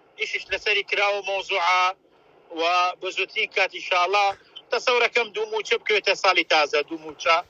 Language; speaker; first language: Central Kurdish; native; Central Kurdish